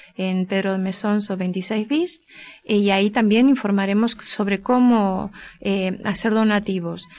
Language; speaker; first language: Spanish; native; Spanish